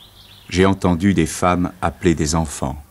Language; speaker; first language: French; native; French